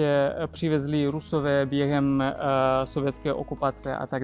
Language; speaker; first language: Czech; non-native, fluent; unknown